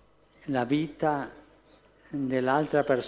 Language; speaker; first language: Italian; early bilingual, heritage; Spanish